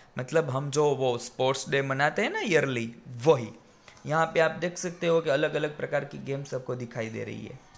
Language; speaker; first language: Hindi; non-native, local second language; Gujarati